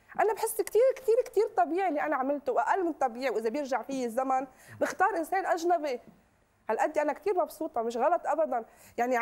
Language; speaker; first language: Arabic; native; Arabic